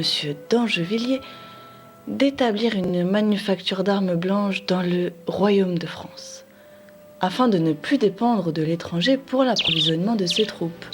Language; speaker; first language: French; native; French